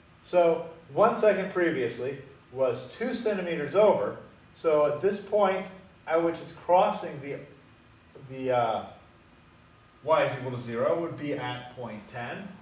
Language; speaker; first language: English; native; English